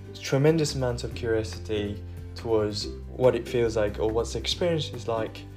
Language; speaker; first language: English; non-native, fluent; Japanese